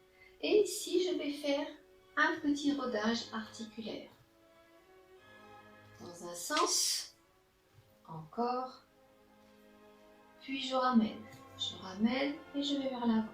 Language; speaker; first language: French; native; French